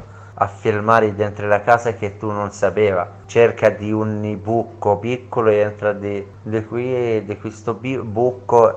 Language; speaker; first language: Italian; non-native, learner; Arabic